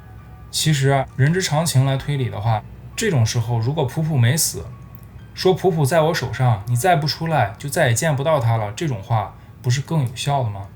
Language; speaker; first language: Chinese; native; Chinese